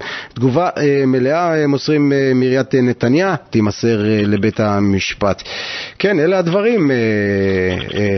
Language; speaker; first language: Hebrew; native; Hebrew